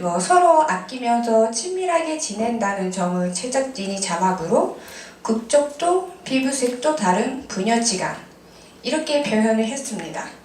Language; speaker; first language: Korean; non-native, fluent; Japanese